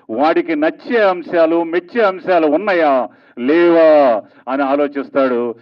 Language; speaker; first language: Telugu; native; Telugu